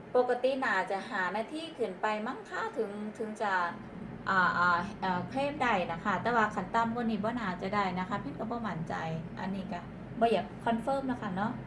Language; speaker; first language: Thai; non-native, local second language; Northeastern Thai